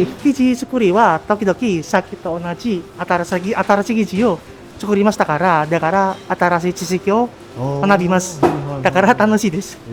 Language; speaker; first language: Japanese; non-native, learner; Indonesian